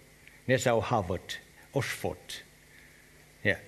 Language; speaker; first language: Dutch; non-native, learner; Vietnamese